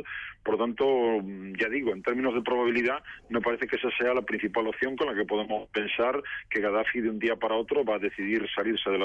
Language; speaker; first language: Spanish; native; Spanish